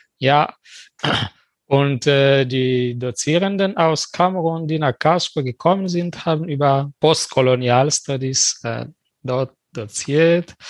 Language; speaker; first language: German; non-native, fluent; French